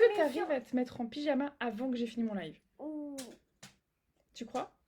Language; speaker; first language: French; native; French